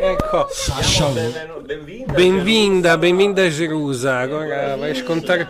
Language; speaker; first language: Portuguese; non-native, learner; Italian